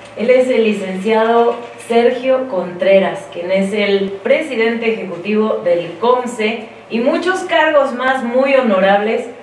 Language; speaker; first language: Spanish; native; Spanish